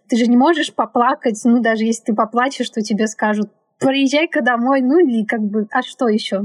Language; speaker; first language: Russian; native; Russian